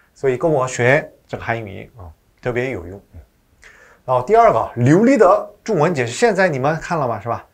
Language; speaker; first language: Chinese; non-native, fluent; Korean